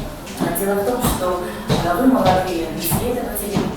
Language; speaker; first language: Russian; native; Russian